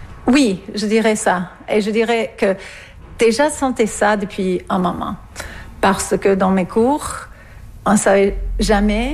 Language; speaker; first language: French; non-native, fluent; English